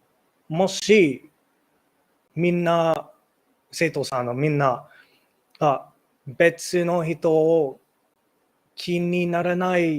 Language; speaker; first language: Japanese; non-native, learner; English